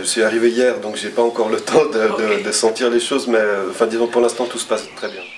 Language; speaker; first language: French; native; French